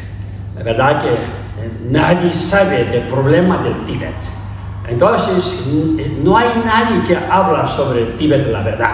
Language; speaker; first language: Spanish; non-native, learner; Tibetan